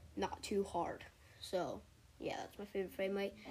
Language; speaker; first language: English; native; English